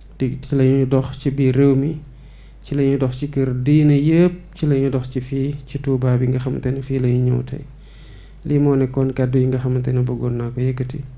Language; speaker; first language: Wolof; non-native, local second language; Serer